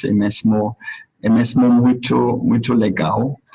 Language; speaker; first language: Portuguese; non-native, fluent; German